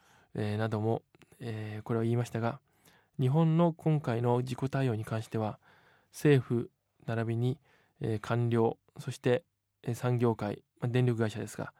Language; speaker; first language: Japanese; native; Japanese